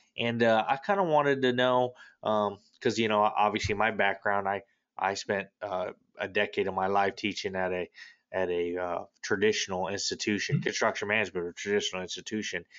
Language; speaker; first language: English; native; English